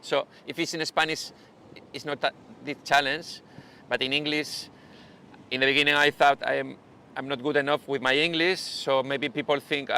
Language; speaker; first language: English; non-native, fluent; Spanish